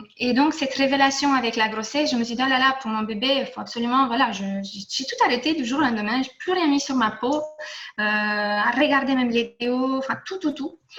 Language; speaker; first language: French; non-native, fluent; Romanian